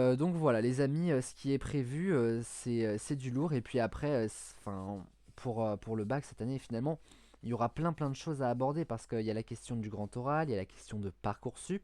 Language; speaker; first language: French; native; French